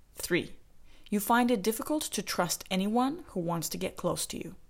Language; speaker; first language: English; native; English